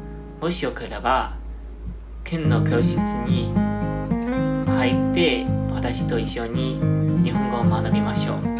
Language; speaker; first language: Japanese; non-native, fluent; Chinese